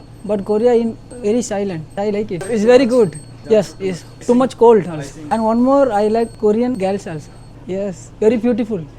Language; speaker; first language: English; non-native, learner; Hindi